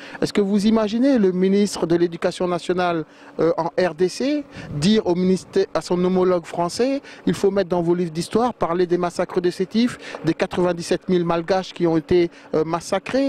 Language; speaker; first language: French; non-native, local second language; Wolof